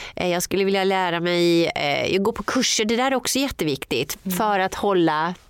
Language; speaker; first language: Swedish; native; Swedish